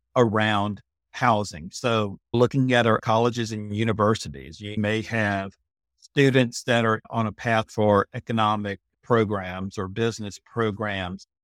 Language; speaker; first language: English; native; English